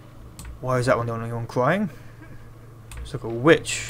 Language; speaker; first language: English; native; English